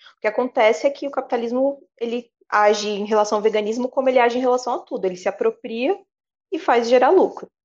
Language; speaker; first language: Portuguese; native; Portuguese